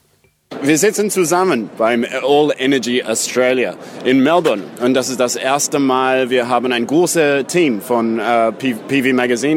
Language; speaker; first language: German; non-native, learner; English